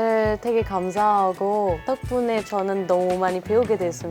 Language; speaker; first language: Korean; non-native, learner; Odia